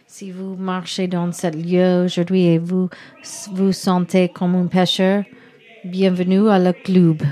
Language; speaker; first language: French; non-native, learner; English